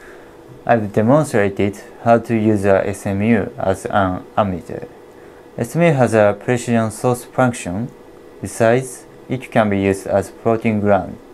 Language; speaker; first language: English; non-native, fluent; Japanese